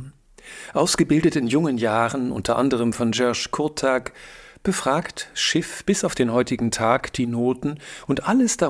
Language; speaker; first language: German; native; German